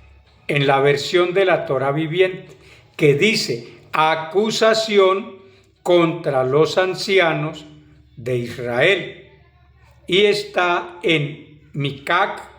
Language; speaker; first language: Spanish; native; Spanish